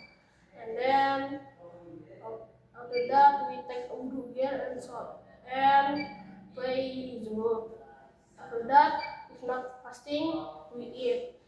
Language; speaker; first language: English; non-native, learner; Indonesian